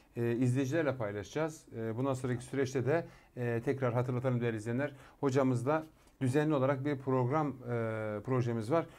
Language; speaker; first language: Turkish; native; Turkish